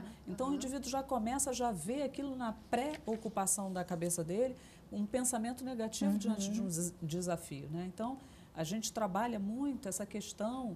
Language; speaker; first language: Portuguese; native; Portuguese